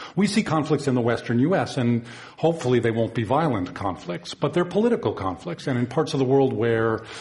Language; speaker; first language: English; native; English